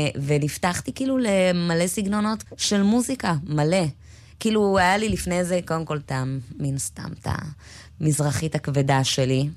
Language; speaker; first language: Hebrew; native; Hebrew